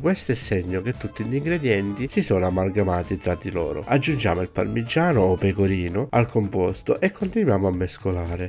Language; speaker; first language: Italian; native; Italian